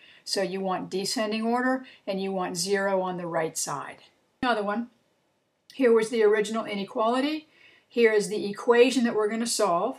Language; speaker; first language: English; native; English